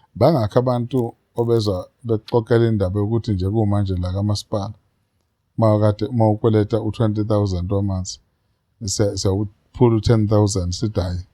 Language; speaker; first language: Zulu; native; Zulu